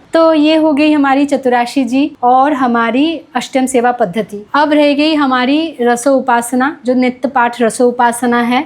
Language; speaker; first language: Hindi; non-native, local second language; Bangla